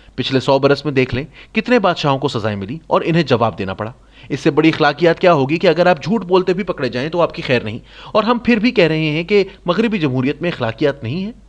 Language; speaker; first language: Urdu; non-native, local second language; Saraiki